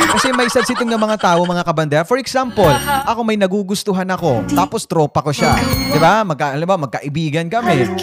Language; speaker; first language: Filipino; non-native, local second language; Waray